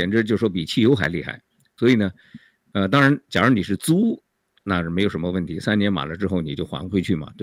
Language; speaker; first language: Chinese; native; Chinese